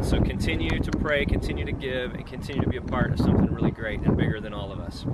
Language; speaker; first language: English; native; English